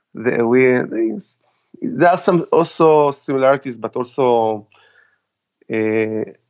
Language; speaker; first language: English; non-native, fluent; Hebrew